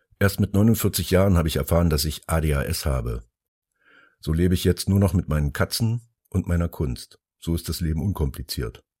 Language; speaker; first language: German; early bilingual, other home language; Finnish